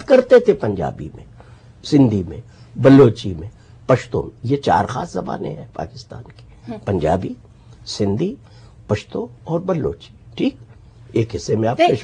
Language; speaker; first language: Urdu; native; Urdu